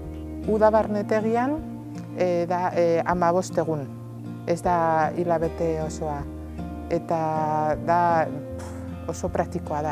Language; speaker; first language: Basque; non-native, learner; Spanish